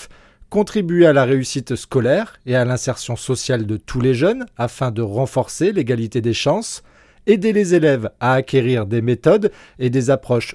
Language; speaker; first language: French; native; French